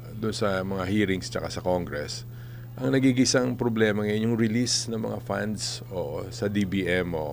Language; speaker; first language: Filipino; native; Filipino